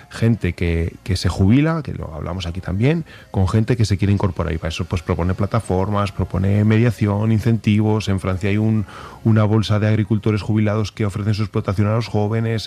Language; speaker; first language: Spanish; native; Spanish